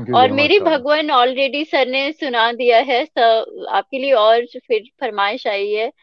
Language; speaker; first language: Hindi; native; Hindi